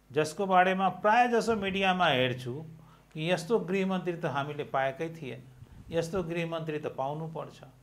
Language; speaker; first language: Nepali; non-native, local second language; Maithili